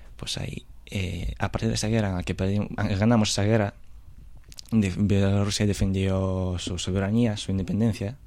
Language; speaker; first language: Spanish; non-native, fluent; Russian